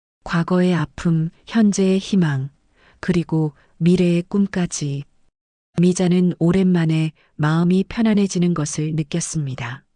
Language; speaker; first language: Korean; native; Korean